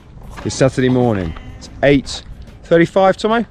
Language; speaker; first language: English; native; English